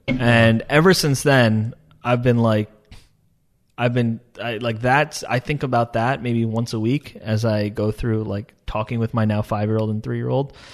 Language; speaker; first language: English; early bilingual, other home language; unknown